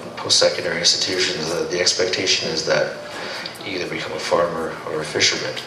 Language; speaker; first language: English; native; English